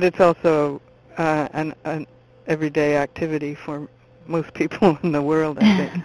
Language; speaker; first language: English; native; English